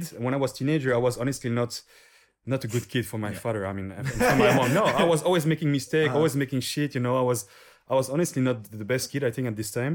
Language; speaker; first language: English; non-native, fluent; French